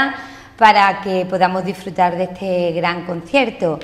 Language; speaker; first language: Spanish; native; Spanish